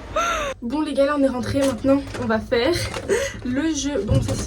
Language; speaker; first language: French; native; French